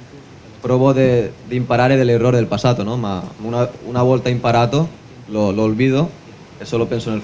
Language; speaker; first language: Italian; non-native, fluent; Spanish